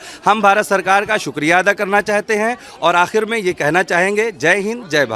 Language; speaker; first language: Hindi; native; Hindi